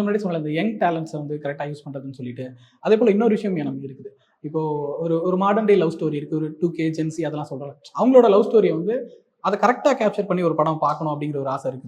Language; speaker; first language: Tamil; native; Tamil